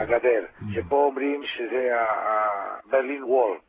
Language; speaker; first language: Hebrew; non-native, fluent; Spanish